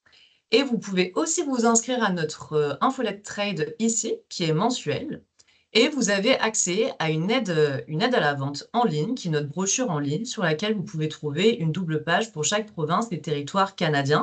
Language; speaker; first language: French; native; French